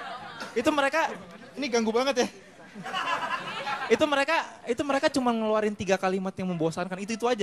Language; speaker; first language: Indonesian; native; Indonesian